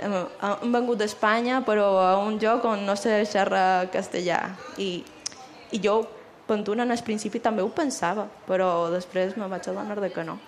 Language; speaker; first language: Catalan; early bilingual, other home language; Spanish